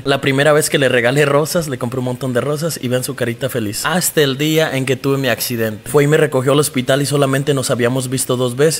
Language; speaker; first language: Spanish; native; Spanish